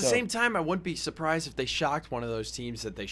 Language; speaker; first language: English; native; English